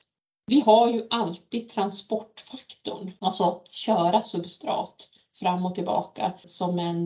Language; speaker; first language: Swedish; native; Swedish